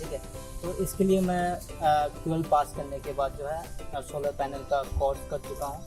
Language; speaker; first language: Hindi; native; Hindi